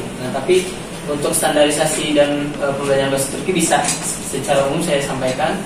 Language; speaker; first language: Indonesian; native; Indonesian